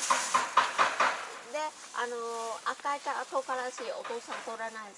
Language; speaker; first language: Japanese; non-native, learner; Vietnamese